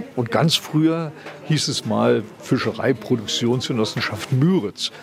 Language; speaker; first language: German; native; German